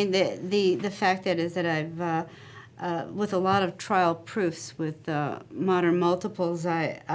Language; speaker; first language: English; native; English